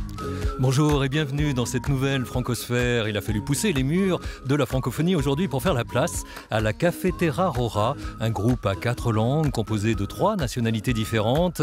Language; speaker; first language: French; native; French